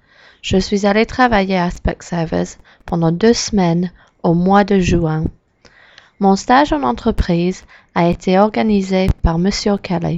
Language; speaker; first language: French; non-native, learner; English